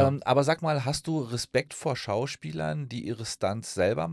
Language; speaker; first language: German; native; German